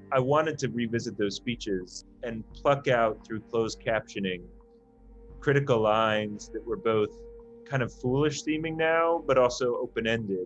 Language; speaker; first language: English; native; English